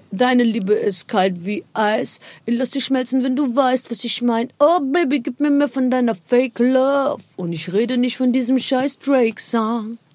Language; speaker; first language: German; native; German